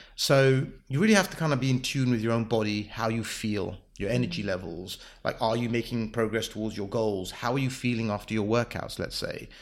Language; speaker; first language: English; native; English